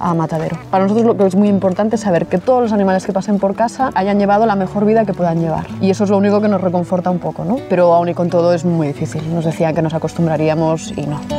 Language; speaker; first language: Spanish; native; Spanish